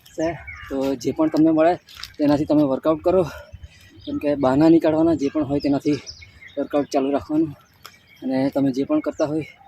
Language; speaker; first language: Gujarati; non-native, local second language; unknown